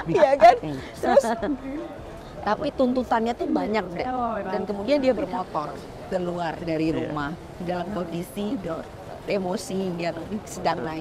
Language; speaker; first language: Indonesian; native; Indonesian